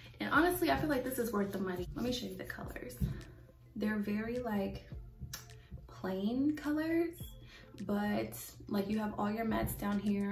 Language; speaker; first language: English; native; English